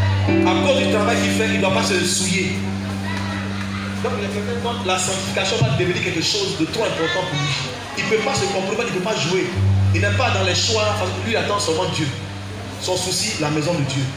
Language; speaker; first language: French; native; French